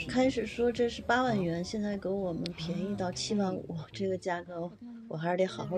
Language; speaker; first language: Chinese; native; Chinese